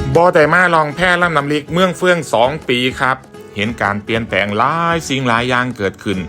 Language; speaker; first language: Thai; native; Thai